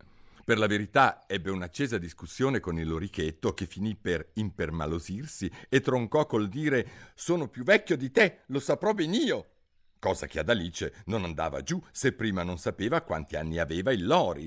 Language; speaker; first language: Italian; native; Italian